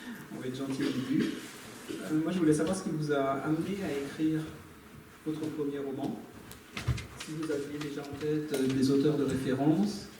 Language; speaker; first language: French; native; French